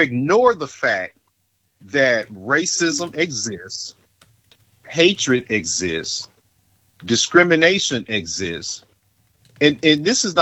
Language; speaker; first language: English; native; English